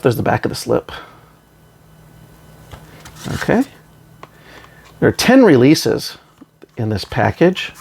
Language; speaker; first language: English; native; English